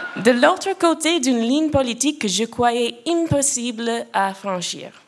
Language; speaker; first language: French; non-native, local second language; English